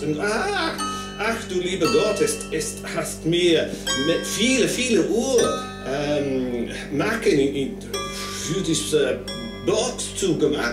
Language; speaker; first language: German; non-native, learner; English